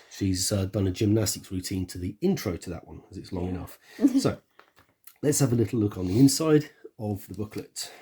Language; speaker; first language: English; native; English